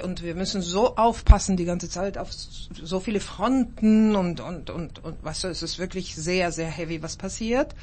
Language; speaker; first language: German; early bilingual, heritage; German